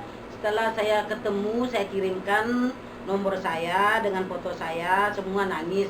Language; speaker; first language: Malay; non-native, local second language; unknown